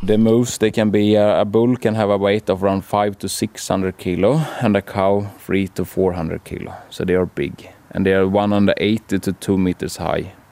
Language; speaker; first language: English; non-native, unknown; Swedish